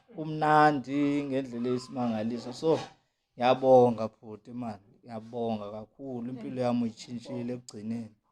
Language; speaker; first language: Zulu; non-native, local second language; Xhosa